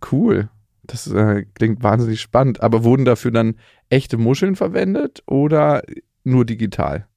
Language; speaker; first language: German; native; German